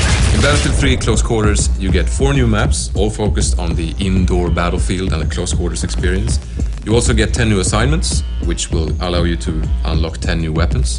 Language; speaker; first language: English; non-native, fluent; Swedish